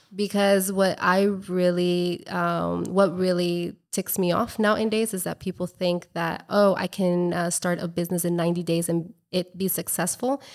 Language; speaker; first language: English; native; English